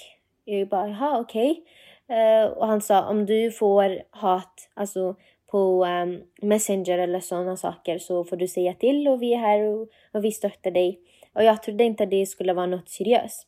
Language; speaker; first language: Swedish; non-native, fluent; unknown